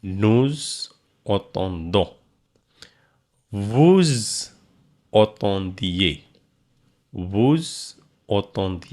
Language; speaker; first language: French; non-native, learner; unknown